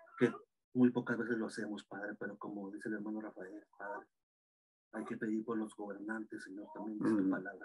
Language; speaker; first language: Spanish; native; Spanish